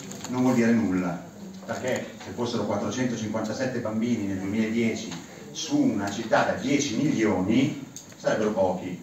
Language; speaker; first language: Italian; native; Italian